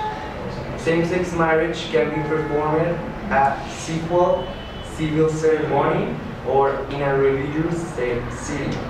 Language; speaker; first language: English; non-native, learner; Spanish